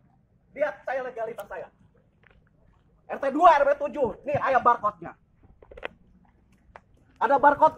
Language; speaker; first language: Indonesian; native; Indonesian